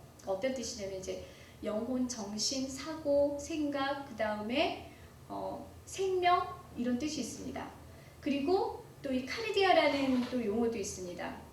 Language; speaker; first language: Korean; native; Korean